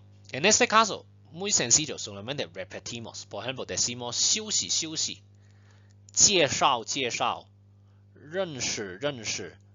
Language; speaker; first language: Spanish; non-native, fluent; Chinese